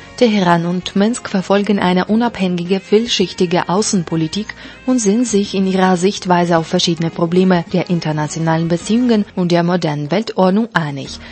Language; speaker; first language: German; non-native, fluent; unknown